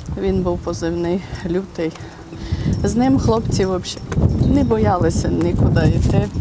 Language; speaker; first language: Ukrainian; native; Ukrainian